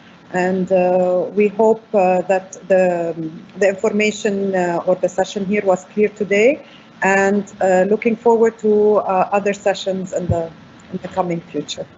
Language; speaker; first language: English; non-native, fluent; Arabic